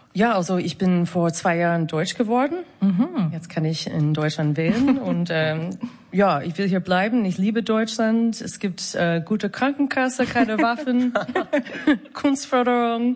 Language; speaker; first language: German; non-native, fluent; English